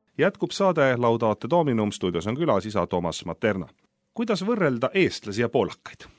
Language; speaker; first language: Estonian; native; Estonian